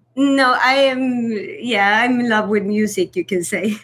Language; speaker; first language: English; non-native, fluent; Swedish